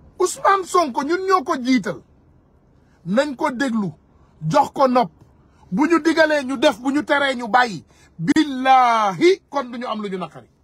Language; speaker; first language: Wolof; non-native, local second language; Soninke